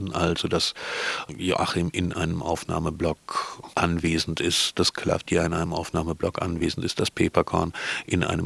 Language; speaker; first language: German; native; German